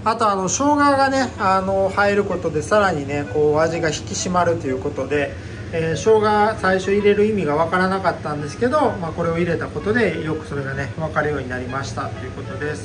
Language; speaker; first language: Japanese; native; Japanese